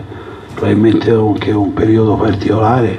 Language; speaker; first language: Italian; native; Italian